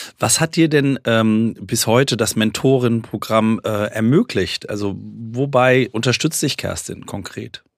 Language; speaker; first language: German; native; German